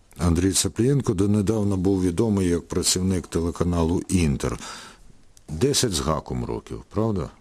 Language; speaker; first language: Ukrainian; native; Ukrainian